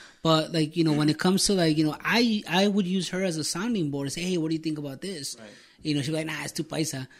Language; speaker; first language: English; early bilingual, other home language; Spanish